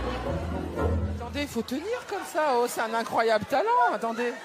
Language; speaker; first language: French; native; French